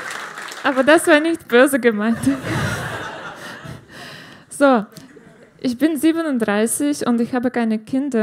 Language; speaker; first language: German; non-native, fluent; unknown